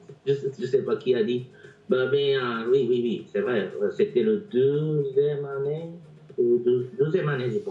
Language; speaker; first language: French; non-native, fluent; Japanese